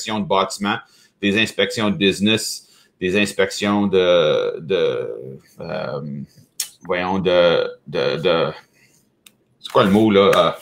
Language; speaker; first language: French; native; French